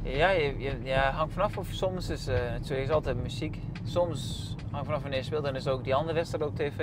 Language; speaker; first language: Dutch; non-native, fluent; Danish